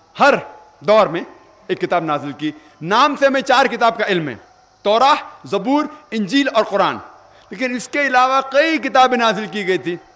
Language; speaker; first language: Urdu; non-native, local second language; Konkani